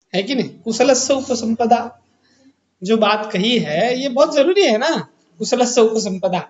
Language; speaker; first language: Hindi; non-native, local second language; Marathi